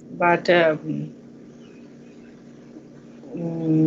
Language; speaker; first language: English; non-native, learner; Spanish